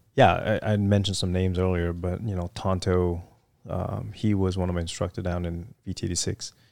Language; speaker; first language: English; non-native, fluent; French